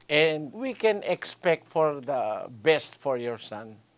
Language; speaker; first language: English; non-native, local second language; Filipino